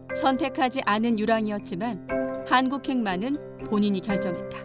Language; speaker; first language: Korean; native; Korean